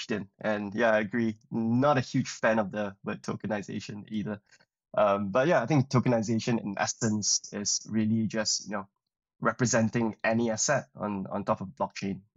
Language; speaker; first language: English; non-native, local second language; Chinese